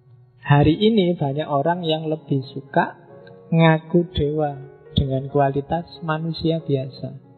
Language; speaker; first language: Indonesian; non-native, local second language; Javanese